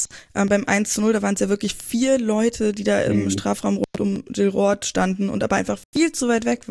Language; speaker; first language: German; native; German